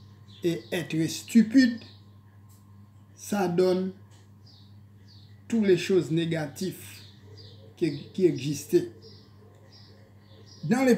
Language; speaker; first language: French; non-native, local second language; Haitian Creole